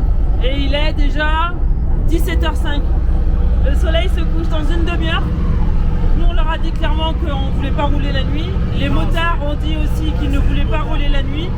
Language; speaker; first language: French; native; French